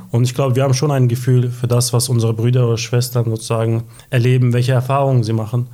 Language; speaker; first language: German; early bilingual, other home language; Turkish